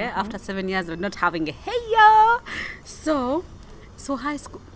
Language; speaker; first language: English; non-native, local second language; Ganda